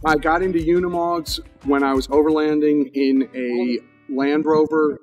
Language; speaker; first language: English; native; English